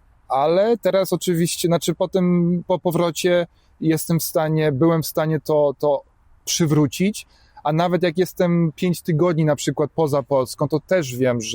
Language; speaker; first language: Polish; early bilingual, heritage; German